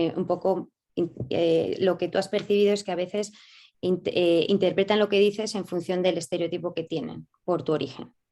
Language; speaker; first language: Spanish; native; Spanish